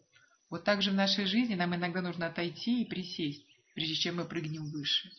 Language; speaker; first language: Russian; native; Russian